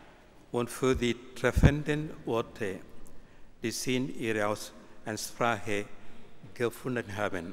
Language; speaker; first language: German; non-native, fluent; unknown